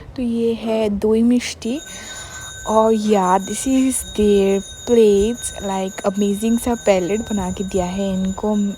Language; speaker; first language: Hindi; non-native, local second language; Bangla